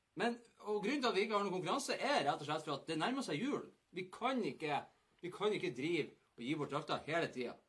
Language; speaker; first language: Norwegian; native; Norwegian